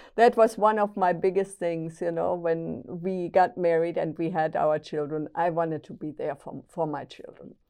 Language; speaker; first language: English; non-native, fluent; German